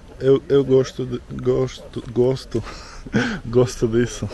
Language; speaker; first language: Portuguese; non-native, learner; Russian